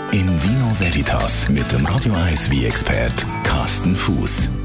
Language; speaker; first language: German; native; German